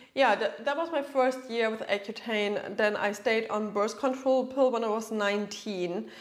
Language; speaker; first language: English; non-native, fluent; German